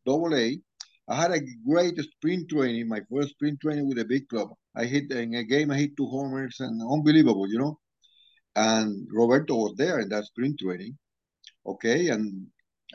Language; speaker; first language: English; non-native, fluent; Spanish